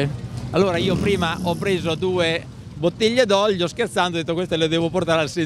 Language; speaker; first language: Italian; native; Italian